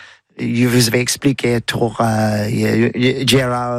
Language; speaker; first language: French; non-native, learner; English